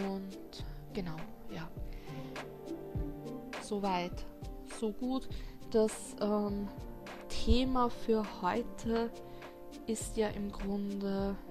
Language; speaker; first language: German; native; German